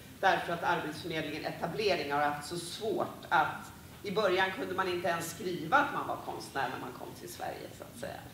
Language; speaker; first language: Swedish; native; Swedish